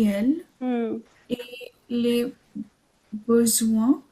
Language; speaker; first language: French; non-native, learner; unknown